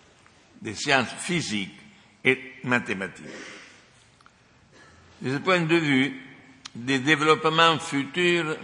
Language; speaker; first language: French; non-native, fluent; Italian